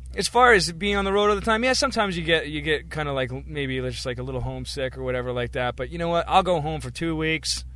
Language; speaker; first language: English; native; English